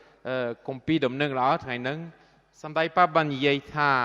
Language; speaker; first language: Khmer; non-native, fluent; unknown